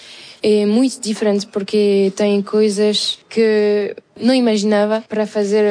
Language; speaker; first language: Portuguese; non-native, learner; French